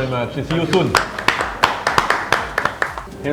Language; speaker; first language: English; non-native, fluent; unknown